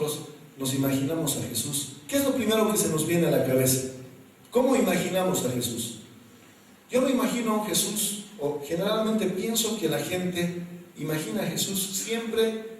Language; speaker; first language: Spanish; native; Spanish